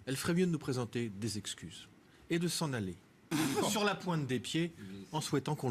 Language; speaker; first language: French; native; French